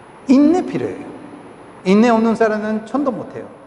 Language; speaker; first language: Korean; non-native, fluent; Spanish